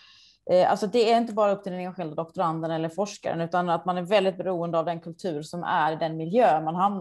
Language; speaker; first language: Swedish; native; Swedish